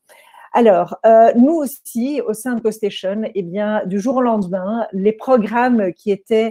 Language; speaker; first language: French; native; French